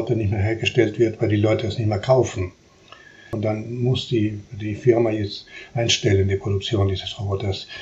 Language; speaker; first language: German; non-native, fluent; Spanish